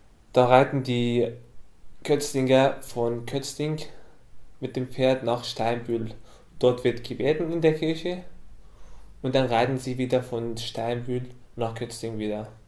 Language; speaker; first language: German; non-native, fluent; Arabic